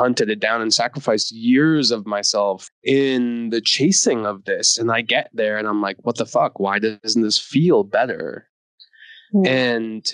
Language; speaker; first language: English; native; English